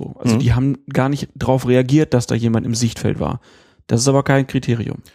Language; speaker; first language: German; native; German